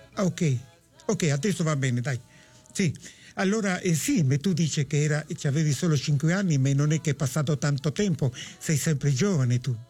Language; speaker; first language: Italian; early bilingual, heritage; Italian